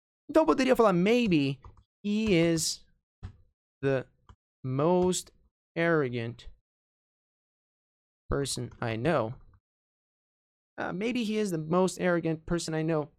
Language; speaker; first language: English; non-native, fluent; Portuguese